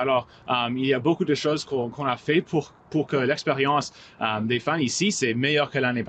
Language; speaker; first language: French; non-native, local second language; English